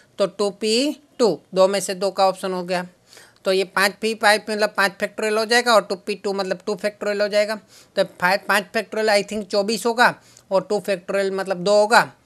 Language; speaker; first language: Hindi; non-native, local second language; Gujarati